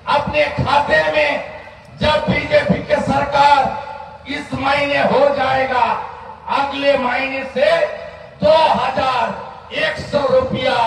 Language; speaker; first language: Hindi; non-native, local second language; Bangla